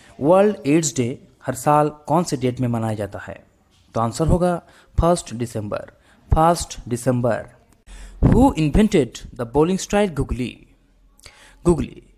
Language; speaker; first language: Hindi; non-native, local second language; Bangla